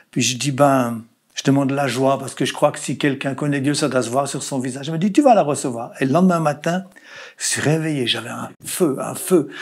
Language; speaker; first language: French; native; French